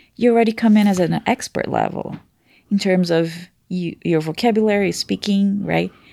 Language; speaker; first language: English; non-native, fluent; Portuguese